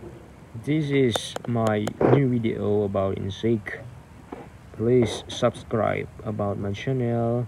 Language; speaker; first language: English; non-native, learner; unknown